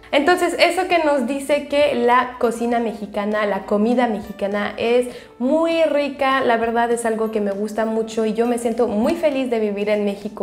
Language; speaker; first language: Spanish; non-native, fluent; French